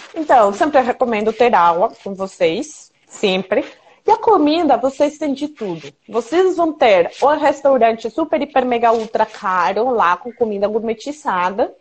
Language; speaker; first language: Portuguese; non-native, fluent; Spanish